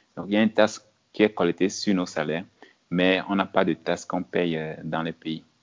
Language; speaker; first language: French; non-native, local second language; Ewe